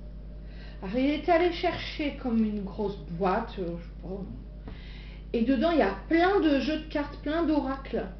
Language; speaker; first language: French; native; French